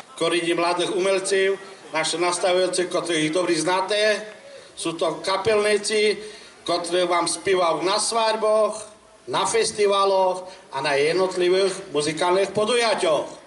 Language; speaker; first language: Slovak; non-native, local second language; Rusyn